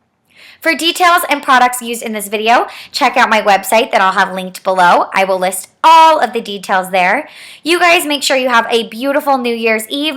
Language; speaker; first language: English; native; English